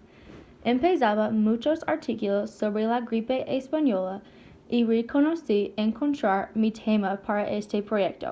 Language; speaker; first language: Spanish; non-native, learner; English